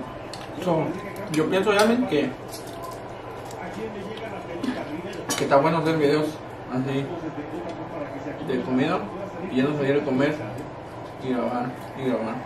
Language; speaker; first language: Spanish; early bilingual, other home language; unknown